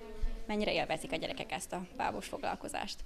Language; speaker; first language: Hungarian; native; Hungarian